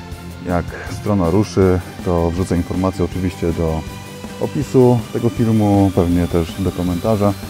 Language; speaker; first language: Polish; native; Polish